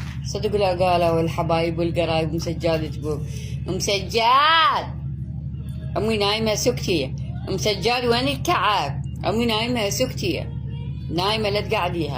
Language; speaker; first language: Arabic; native; Arabic